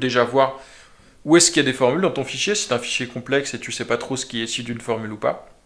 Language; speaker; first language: French; native; French